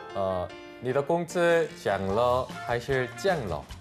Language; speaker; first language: Chinese; non-native, learner; Korean